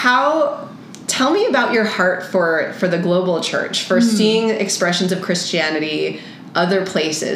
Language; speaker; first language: English; native; English